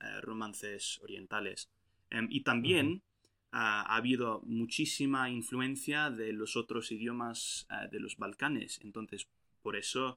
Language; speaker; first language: Spanish; non-native, fluent; English